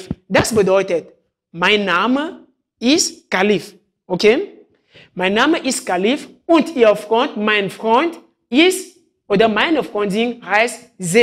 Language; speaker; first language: German; non-native, fluent; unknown